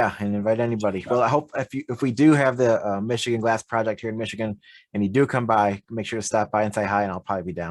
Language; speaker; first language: English; native; English